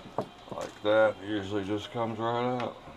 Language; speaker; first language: English; native; English